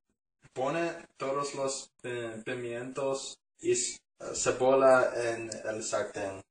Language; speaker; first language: Spanish; non-native, learner; English